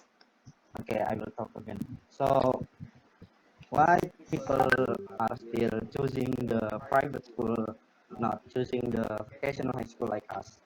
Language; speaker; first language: English; non-native, learner; Indonesian